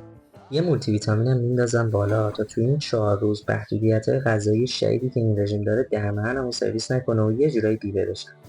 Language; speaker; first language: Persian; native; Persian